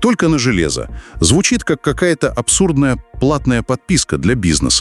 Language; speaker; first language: Russian; native; Russian